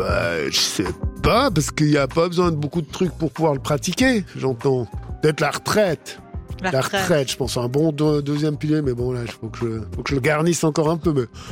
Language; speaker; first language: French; native; French